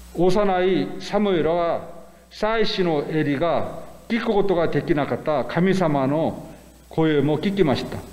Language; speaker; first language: Japanese; non-native, fluent; Korean